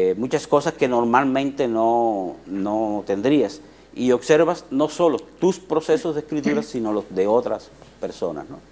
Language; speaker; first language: Spanish; native; Spanish